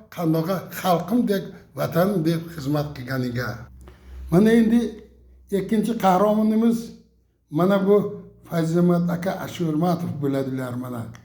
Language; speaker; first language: Uzbek; non-native, local second language; Tajik